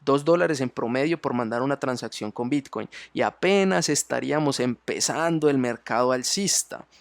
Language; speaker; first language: Spanish; native; Spanish